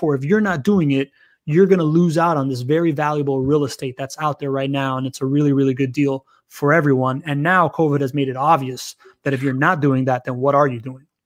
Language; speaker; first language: English; early bilingual, other home language; Spanish